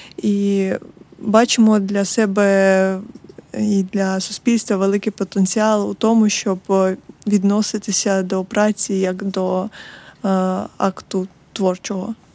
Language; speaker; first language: Ukrainian; native; Ukrainian